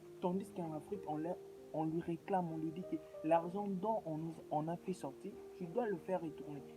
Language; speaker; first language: French; non-native, local second language; Lingala